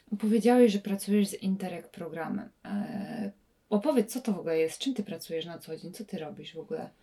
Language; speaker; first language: Polish; native; Polish